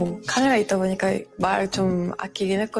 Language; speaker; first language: Korean; non-native, fluent; French